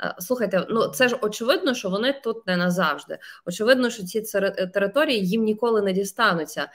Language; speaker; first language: Ukrainian; native; Ukrainian